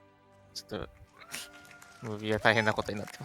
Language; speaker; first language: Japanese; native; Japanese